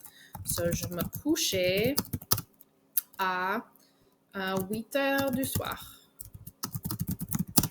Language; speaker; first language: French; non-native, fluent; English